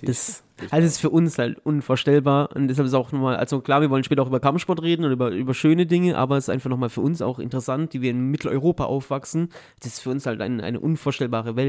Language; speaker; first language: German; native; German